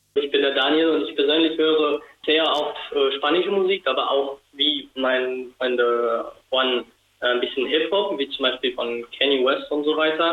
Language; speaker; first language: German; non-native, fluent; Spanish